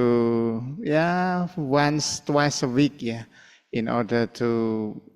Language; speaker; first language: English; non-native, fluent; Indonesian